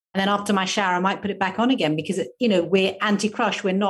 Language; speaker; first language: English; native; English